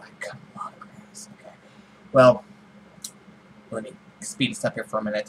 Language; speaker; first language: English; native; English